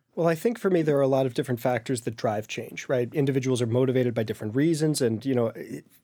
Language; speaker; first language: English; native; English